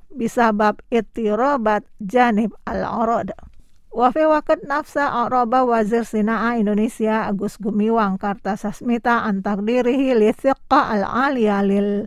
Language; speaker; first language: Arabic; non-native, fluent; Indonesian